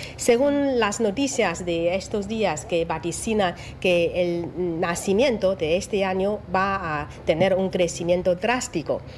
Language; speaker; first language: Spanish; non-native, fluent; Chinese